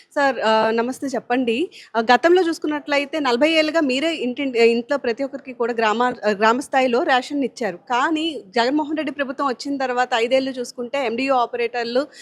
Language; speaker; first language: Telugu; native; Telugu